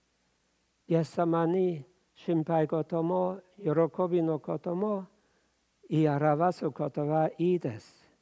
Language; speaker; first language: Japanese; non-native, fluent; German